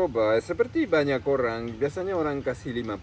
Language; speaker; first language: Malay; non-native, learner; English